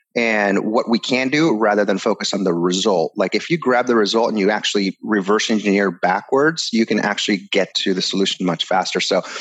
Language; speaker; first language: English; early bilingual, other home language; Spanish